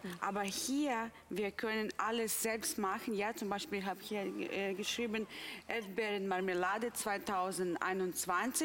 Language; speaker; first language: German; non-native, fluent; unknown